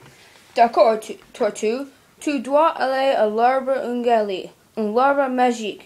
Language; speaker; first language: French; non-native, learner; English